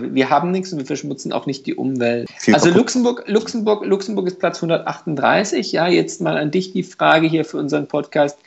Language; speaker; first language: German; non-native, fluent; Hungarian